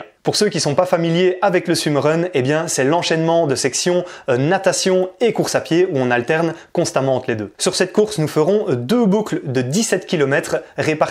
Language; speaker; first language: French; native; French